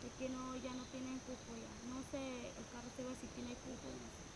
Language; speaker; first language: Spanish; native; Spanish